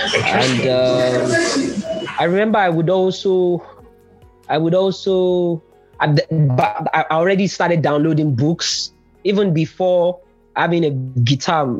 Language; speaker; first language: English; non-native, local second language; Yoruba